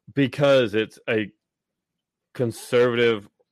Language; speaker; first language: English; native; English